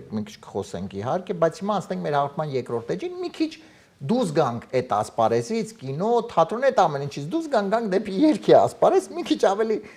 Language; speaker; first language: Armenian; native; Armenian